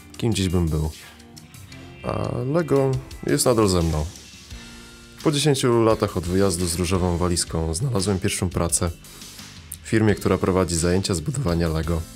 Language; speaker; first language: Polish; early bilingual, other home language; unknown